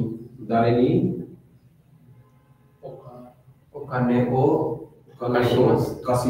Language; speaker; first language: Japanese; non-native, learner; Bangla